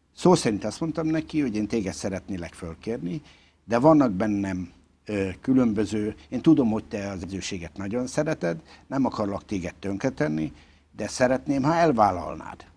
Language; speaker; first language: Hungarian; native; Hungarian